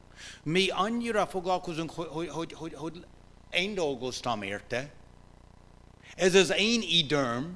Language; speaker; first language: Hungarian; non-native, fluent; English